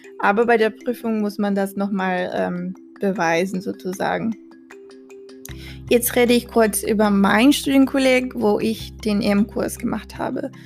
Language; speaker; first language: German; non-native, fluent; Portuguese